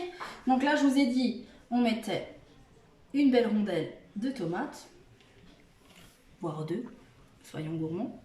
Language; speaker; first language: French; native; French